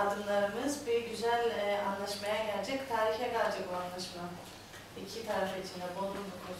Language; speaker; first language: Turkish; non-native, learner; Greek